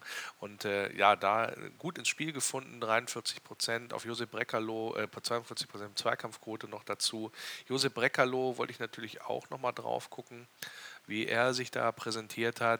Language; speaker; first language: German; native; German